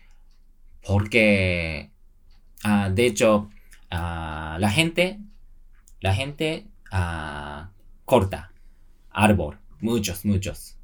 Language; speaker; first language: Spanish; non-native, learner; Japanese